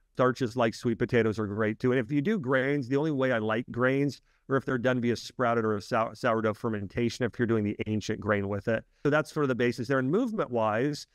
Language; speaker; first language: English; native; English